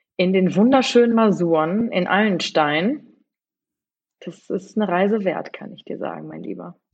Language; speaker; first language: German; early bilingual, other home language; Polish